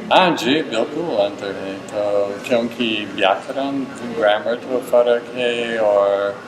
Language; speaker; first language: Hindi; non-native, fluent; English